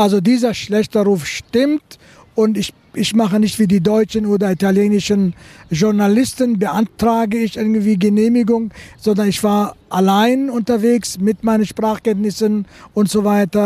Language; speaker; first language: German; non-native, fluent; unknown